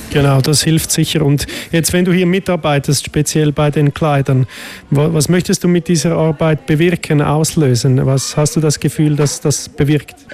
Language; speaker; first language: German; native; German